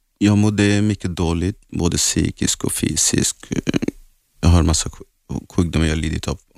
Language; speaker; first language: Swedish; non-native, learner; Arabic